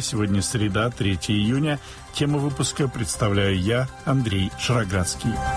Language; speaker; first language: Russian; native; Russian